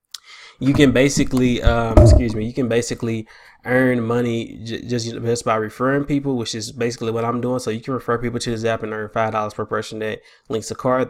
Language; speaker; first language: English; native; English